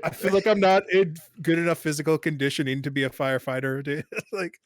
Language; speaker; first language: English; native; English